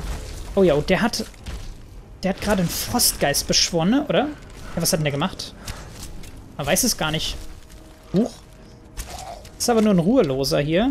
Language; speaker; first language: German; native; German